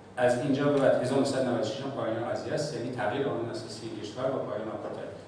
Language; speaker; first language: Persian; native; Persian